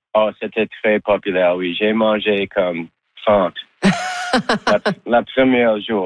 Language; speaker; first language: French; non-native, local second language; English